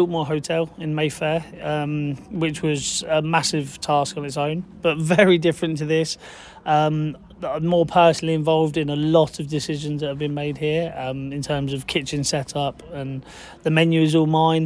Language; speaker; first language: English; native; English